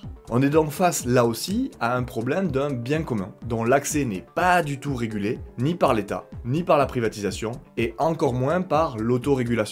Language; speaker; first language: French; native; French